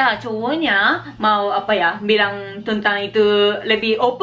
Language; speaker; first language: Indonesian; non-native, learner; Japanese